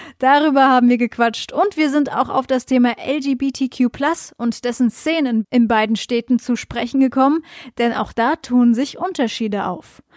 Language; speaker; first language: German; native; German